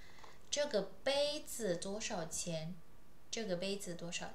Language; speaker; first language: Chinese; non-native, fluent; Indonesian